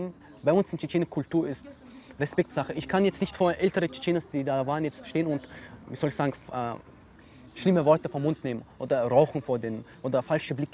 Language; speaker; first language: German; non-native, fluent; Chechen